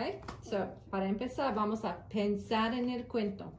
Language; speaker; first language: Spanish; early bilingual, heritage; Spanish